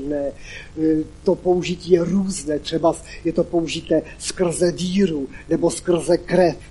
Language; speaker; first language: Czech; non-native, local second language; Polish